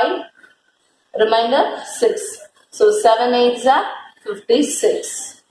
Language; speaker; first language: English; non-native, local second language; Tamil